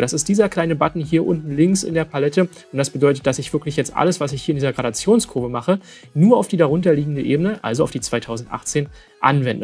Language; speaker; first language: German; native; German